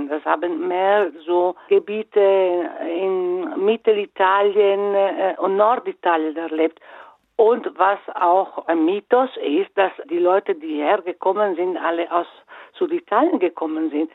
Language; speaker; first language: German; non-native, fluent; Italian